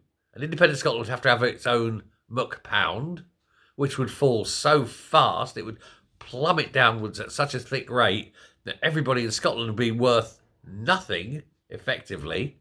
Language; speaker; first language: English; native; English